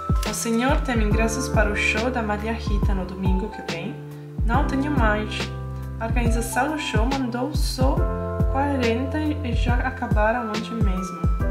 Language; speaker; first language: Portuguese; non-native, learner; Italian